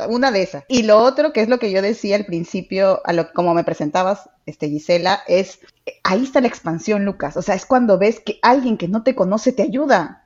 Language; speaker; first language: Spanish; native; Spanish